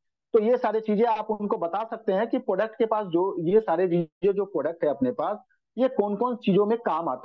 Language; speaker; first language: Hindi; native; Hindi